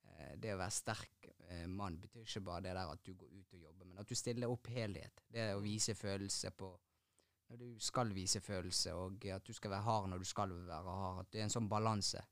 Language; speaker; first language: Norwegian; early bilingual, other home language; Tigrinya